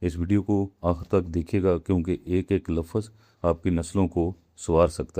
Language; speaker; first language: Urdu; native; Urdu